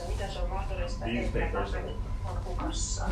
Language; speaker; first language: Finnish; non-native, fluent; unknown